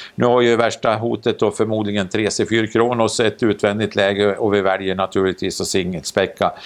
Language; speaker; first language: Swedish; native; Swedish